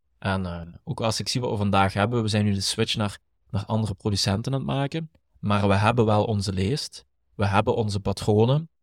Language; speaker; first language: Dutch; native; Dutch